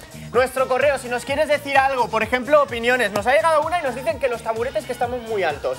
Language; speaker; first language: Spanish; native; Spanish